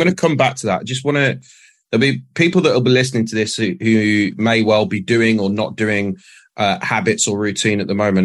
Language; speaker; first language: English; native; English